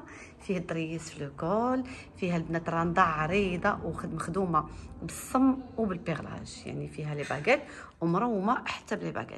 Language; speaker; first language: Arabic; native; Arabic